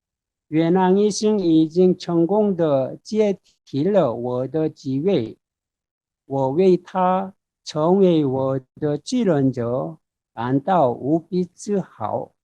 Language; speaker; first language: Chinese; non-native, fluent; Korean